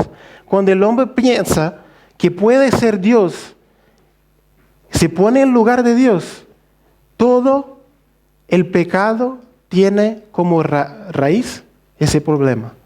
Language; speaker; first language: Spanish; non-native, fluent; Portuguese